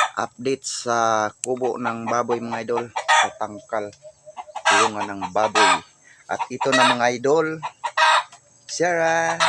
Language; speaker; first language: Filipino; non-native, local second language; Cebuano